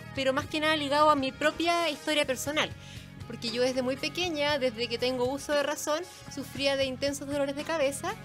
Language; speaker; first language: Spanish; native; Spanish